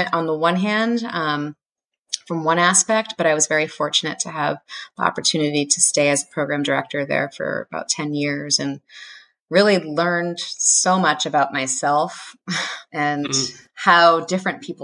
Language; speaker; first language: English; native; English